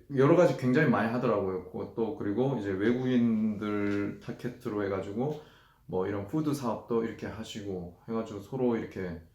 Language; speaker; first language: Korean; native; Korean